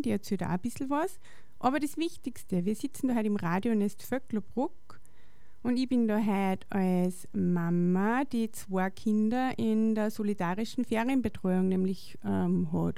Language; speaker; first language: German; native; German